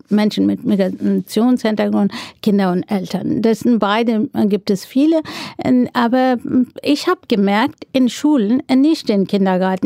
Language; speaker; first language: German; non-native, fluent; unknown